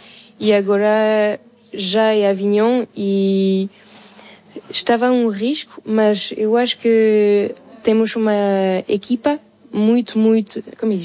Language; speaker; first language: Portuguese; non-native, fluent; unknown